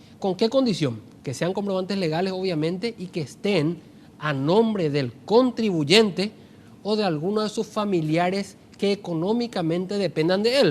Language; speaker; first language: Spanish; native; Spanish